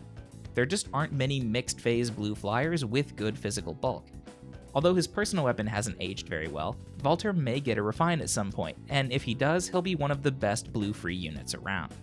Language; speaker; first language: English; native; English